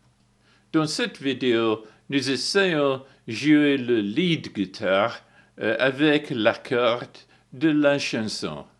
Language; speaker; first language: French; non-native, learner; English